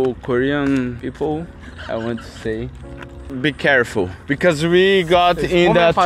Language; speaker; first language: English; non-native, fluent; Portuguese